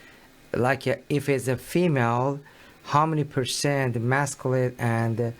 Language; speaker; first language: English; non-native, learner; Persian